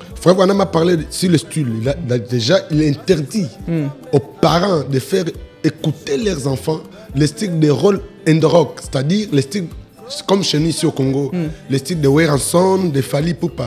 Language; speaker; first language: French; non-native, local second language; Lingala